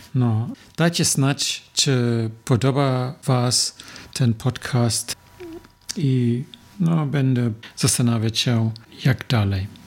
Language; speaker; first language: Polish; non-native, learner; German